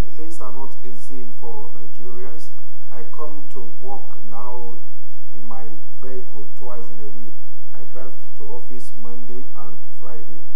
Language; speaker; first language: English; non-native, local second language; Yoruba